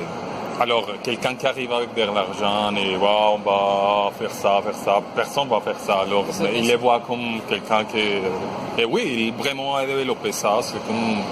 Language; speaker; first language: French; non-native, fluent; Spanish